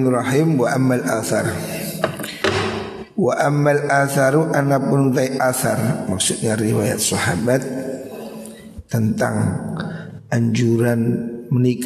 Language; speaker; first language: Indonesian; non-native, local second language; Javanese